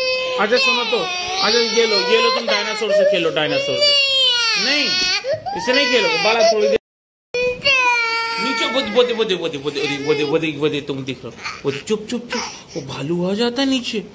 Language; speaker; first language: Hindi; native; Hindi